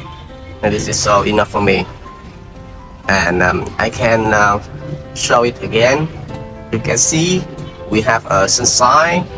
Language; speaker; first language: English; non-native, learner; Vietnamese